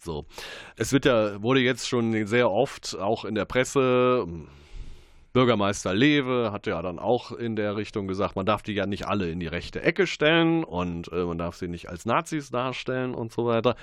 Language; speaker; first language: German; native; German